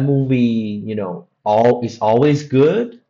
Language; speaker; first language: English; non-native, fluent; Vietnamese